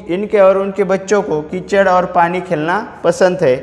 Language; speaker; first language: Hindi; non-native, local second language; Marathi